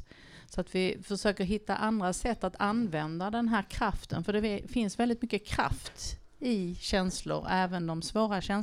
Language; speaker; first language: Swedish; native; Swedish